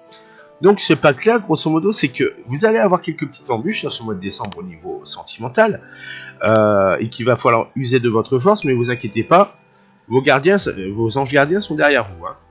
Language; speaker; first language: French; native; French